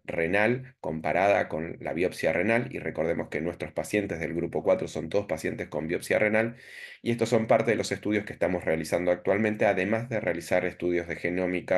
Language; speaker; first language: Spanish; native; Spanish